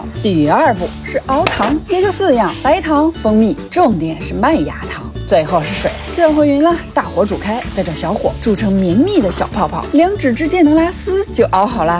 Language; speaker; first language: Chinese; native; Chinese